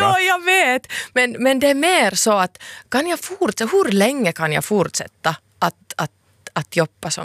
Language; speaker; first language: Swedish; non-native, local second language; Finnish